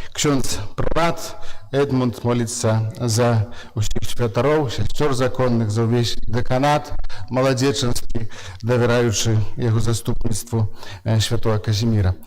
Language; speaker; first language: Belarusian; native; Belarusian